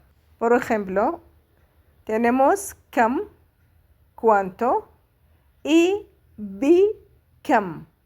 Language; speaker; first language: Spanish; non-native, fluent; Arabic